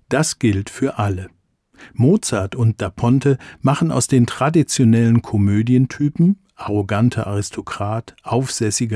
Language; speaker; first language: German; native; German